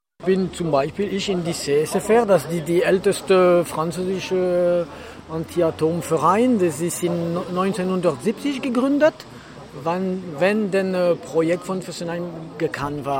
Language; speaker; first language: German; non-native, learner; French